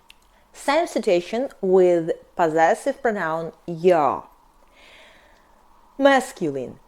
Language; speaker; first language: English; non-native, fluent; Russian